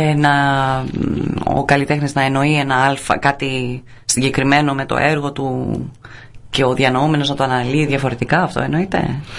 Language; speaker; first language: Greek; early bilingual, other home language; English